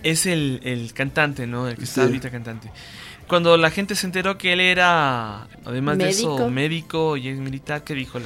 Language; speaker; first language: Spanish; native; Spanish